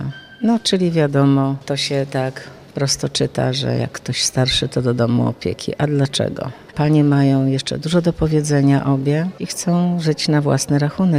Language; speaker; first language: Polish; native; Polish